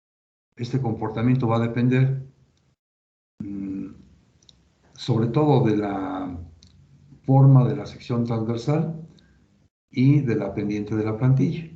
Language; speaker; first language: Spanish; native; Spanish